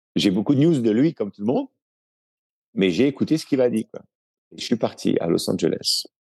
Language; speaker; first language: French; native; French